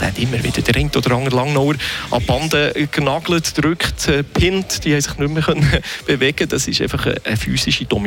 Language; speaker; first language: German; native; German